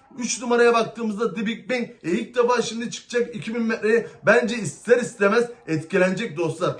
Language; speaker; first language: Turkish; native; Turkish